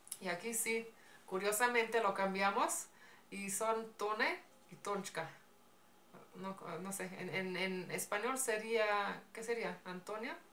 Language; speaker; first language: Spanish; non-native, fluent; Slovenian